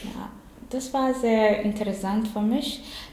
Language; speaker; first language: German; non-native, learner; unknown